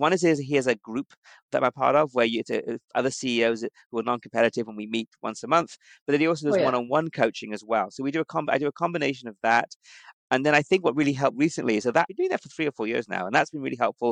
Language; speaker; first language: English; native; English